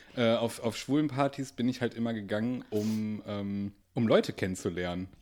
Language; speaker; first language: German; native; German